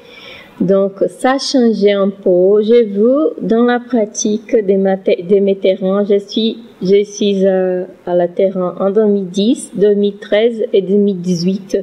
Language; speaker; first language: French; non-native, learner; Portuguese